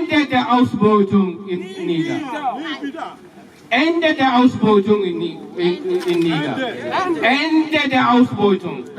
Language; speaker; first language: German; non-native, fluent; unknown